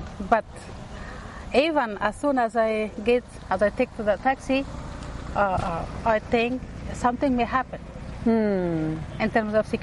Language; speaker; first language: English; non-native, learner; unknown